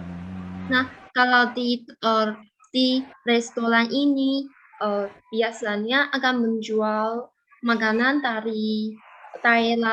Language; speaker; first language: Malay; non-native, fluent; Chinese